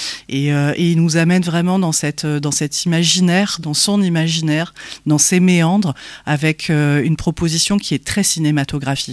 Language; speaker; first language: French; native; French